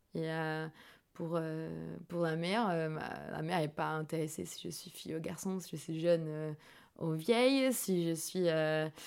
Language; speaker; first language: French; non-native, fluent; Portuguese